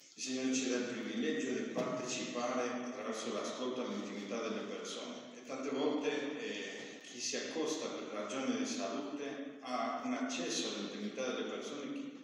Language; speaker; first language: Italian; non-native, fluent; Spanish